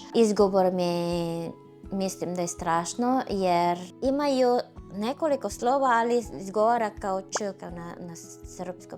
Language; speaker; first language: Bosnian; non-native, fluent; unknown